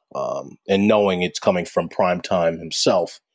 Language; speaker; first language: English; native; English